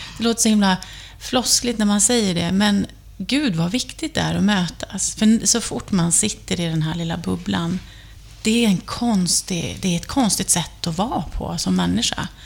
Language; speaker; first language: Swedish; native; Swedish